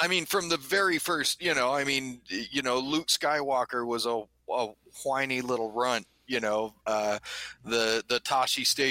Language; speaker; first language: English; native; English